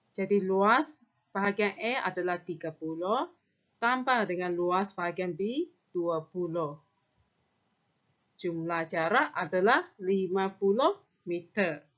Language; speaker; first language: Malay; non-native, local second language; Chinese